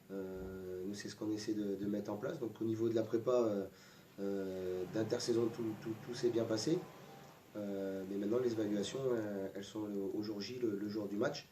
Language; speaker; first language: French; native; French